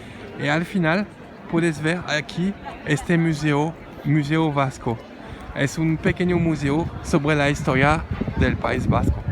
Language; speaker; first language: Spanish; non-native, learner; French